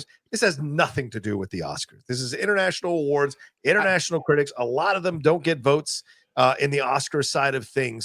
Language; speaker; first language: English; native; English